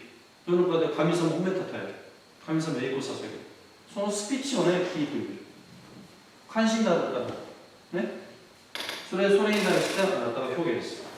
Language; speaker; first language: Japanese; non-native, fluent; Korean